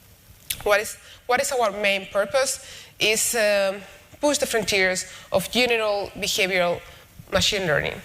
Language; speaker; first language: English; non-native, fluent; Spanish